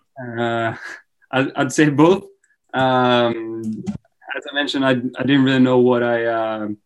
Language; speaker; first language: English; non-native, fluent; Norwegian